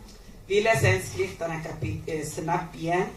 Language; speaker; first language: Swedish; non-native, learner; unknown